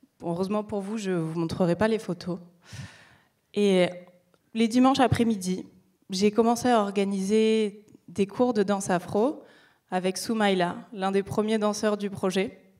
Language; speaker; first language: French; native; French